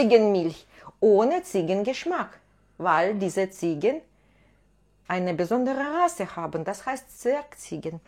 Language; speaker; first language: German; non-native, fluent; Russian